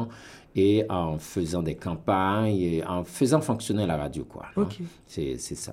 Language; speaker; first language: French; non-native, local second language; Haitian Creole